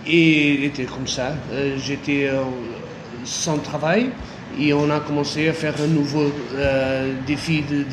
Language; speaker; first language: French; non-native, fluent; Portuguese